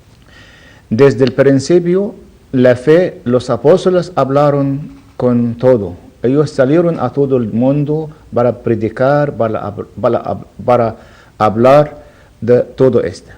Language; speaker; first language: Spanish; non-native, learner; Arabic